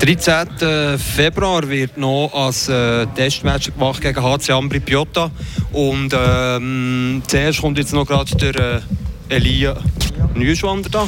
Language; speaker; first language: German; native; German